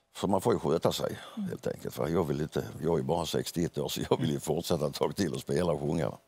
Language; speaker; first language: Swedish; native; Swedish